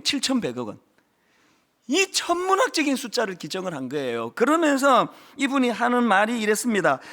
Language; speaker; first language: Korean; native; Korean